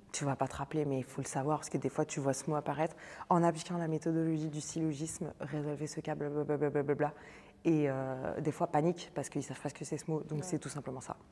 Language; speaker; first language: French; native; French